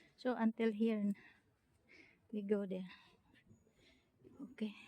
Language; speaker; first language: English; non-native, learner; Filipino